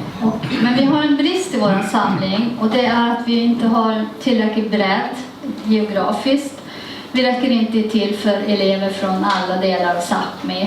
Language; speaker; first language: Swedish; native; Swedish